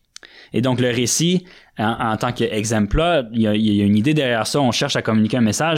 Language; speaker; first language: French; native; French